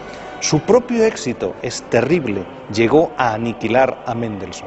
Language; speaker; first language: Spanish; native; Spanish